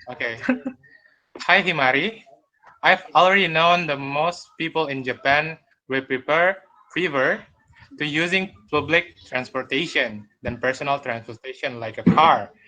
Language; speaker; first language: English; non-native, fluent; Indonesian